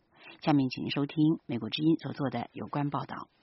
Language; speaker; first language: Chinese; native; Chinese